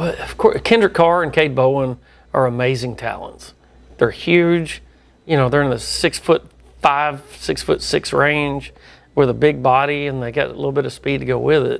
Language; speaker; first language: English; native; English